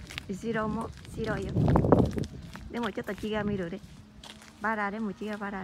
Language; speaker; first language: Japanese; non-native, learner; Vietnamese